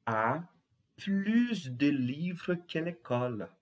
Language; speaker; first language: French; non-native, fluent; Portuguese